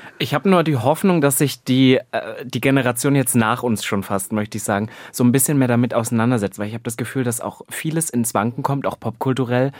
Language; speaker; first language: German; native; German